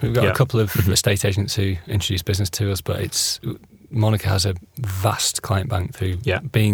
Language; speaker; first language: English; native; English